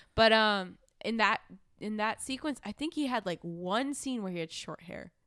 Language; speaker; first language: English; native; English